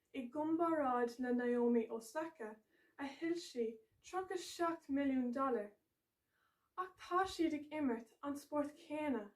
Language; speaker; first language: Irish; non-native, local second language; English